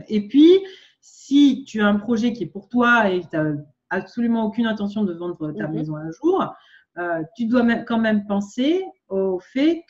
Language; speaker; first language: French; native; French